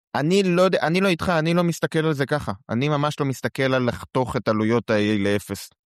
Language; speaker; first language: Hebrew; native; Hebrew